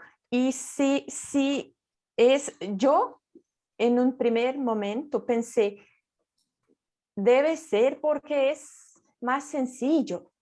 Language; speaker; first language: Spanish; non-native, fluent; Portuguese